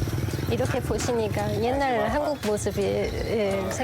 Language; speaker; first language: Korean; non-native, fluent; Lao